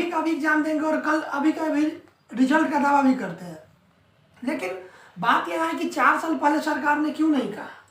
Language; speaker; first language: Hindi; native; Hindi